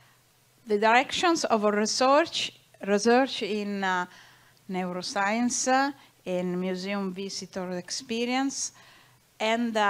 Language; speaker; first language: English; non-native, learner; Italian